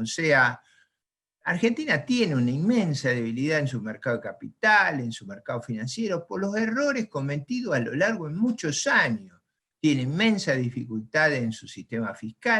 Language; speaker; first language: Spanish; native; Spanish